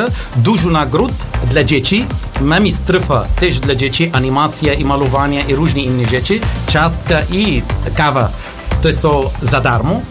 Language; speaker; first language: Polish; non-native, learner; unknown